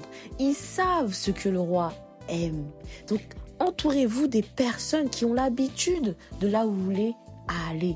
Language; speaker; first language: French; native; French